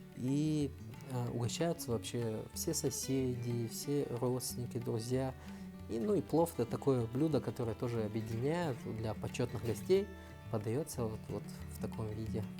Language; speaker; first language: Russian; early bilingual, other home language; Tajik